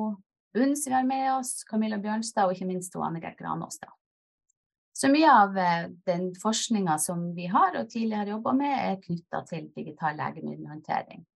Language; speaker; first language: Norwegian; native; Norwegian